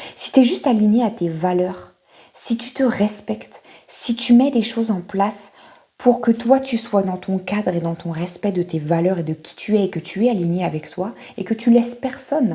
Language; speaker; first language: French; native; French